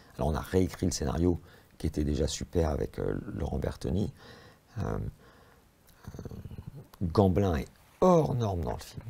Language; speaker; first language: French; native; French